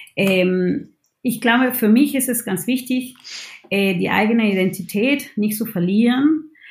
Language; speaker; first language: German; non-native, fluent; Spanish